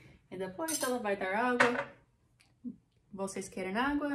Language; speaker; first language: Portuguese; non-native, fluent; English